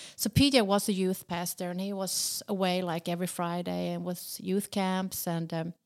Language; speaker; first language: English; non-native, fluent; Swedish